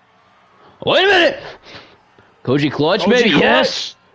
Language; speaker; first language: English; native; English